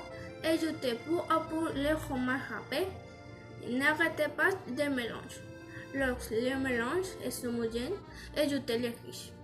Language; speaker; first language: French; non-native, learner; Spanish